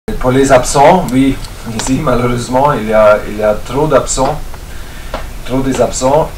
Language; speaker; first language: French; non-native, fluent; German